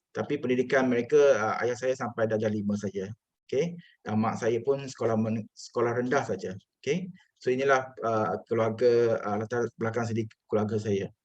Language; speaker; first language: Malay; non-native, local second language; Chinese